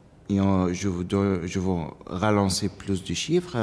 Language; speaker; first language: French; non-native, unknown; Arabic